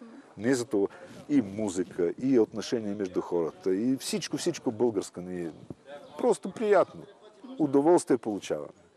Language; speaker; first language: Bulgarian; non-native, fluent; Russian